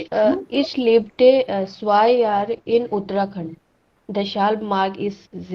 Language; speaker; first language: German; non-native, learner; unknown